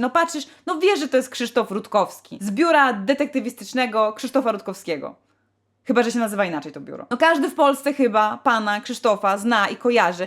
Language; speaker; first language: Polish; native; Polish